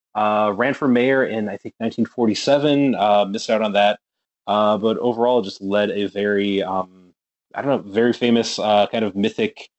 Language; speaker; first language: English; native; English